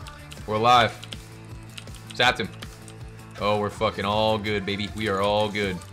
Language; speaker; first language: English; native; English